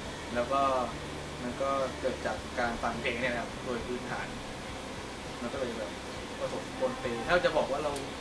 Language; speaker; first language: Thai; native; Thai